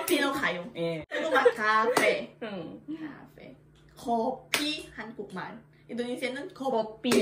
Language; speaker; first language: Korean; non-native, learner; Thai